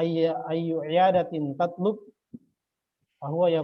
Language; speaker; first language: Arabic; non-native, fluent; Indonesian